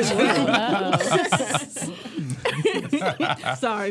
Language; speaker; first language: English; native; English